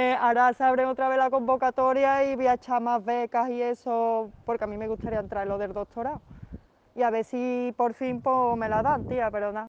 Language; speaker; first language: Spanish; native; Spanish